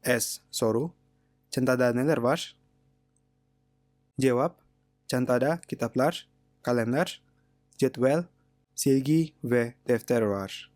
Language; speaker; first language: Turkish; non-native, fluent; Indonesian